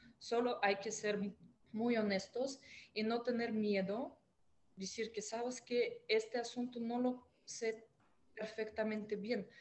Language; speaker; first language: Spanish; non-native, fluent; Russian